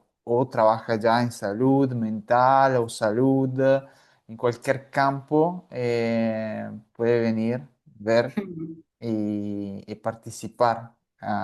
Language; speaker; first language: Spanish; non-native, fluent; Italian